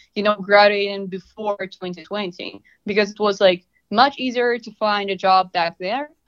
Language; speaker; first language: English; non-native, fluent; Russian